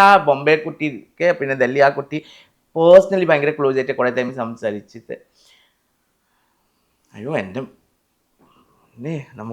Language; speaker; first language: Malayalam; non-native, fluent; Assamese